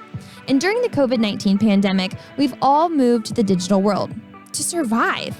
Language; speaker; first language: English; native; English